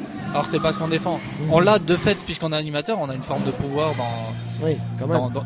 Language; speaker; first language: French; native; French